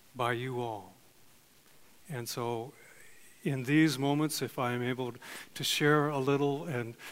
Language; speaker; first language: English; native; English